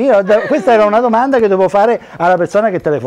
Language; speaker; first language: Italian; native; Italian